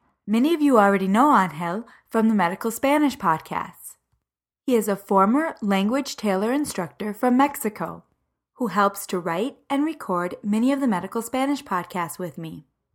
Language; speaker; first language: English; native; English